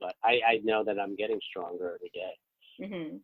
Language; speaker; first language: English; native; English